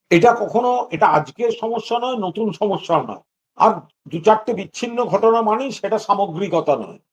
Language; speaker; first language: Bangla; native; Bangla